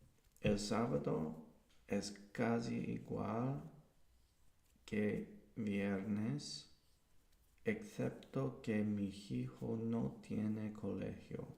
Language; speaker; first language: Spanish; non-native, learner; English